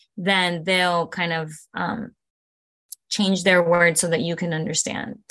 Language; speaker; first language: English; early bilingual, other home language; Spanish